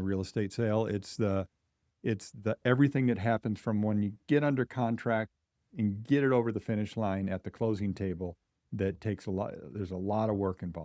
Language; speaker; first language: English; native; English